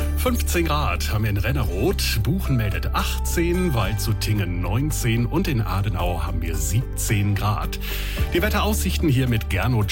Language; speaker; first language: German; native; German